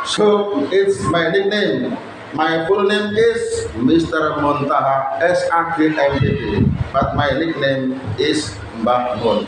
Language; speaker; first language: English; non-native, learner; Indonesian